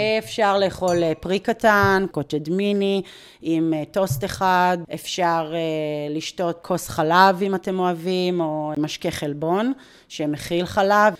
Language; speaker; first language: Hebrew; native; Hebrew